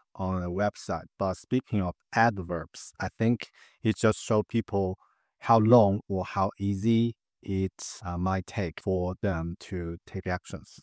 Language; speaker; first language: English; non-native, fluent; Chinese